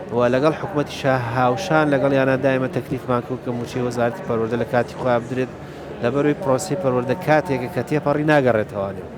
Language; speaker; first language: Central Kurdish; native; Central Kurdish